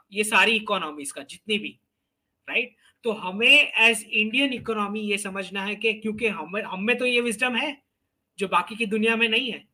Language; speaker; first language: Hindi; native; Hindi